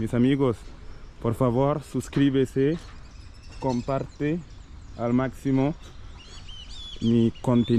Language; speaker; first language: Spanish; non-native, learner; French